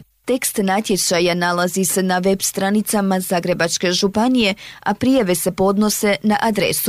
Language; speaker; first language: Serbian; native; Serbian